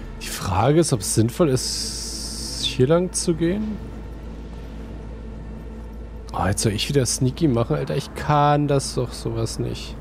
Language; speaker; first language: German; native; German